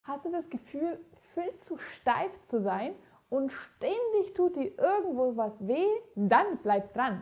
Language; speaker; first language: German; native; German